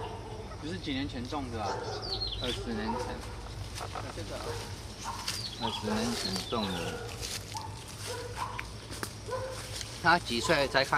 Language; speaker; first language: Chinese; early bilingual, heritage; Chinese